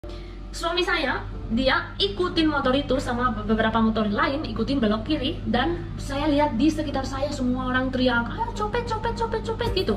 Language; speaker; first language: Indonesian; non-native, fluent; Spanish